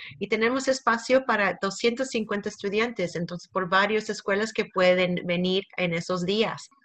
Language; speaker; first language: Spanish; early bilingual, heritage; Spanish